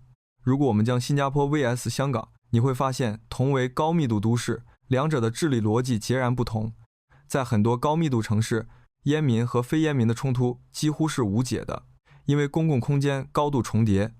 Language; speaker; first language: Chinese; native; Chinese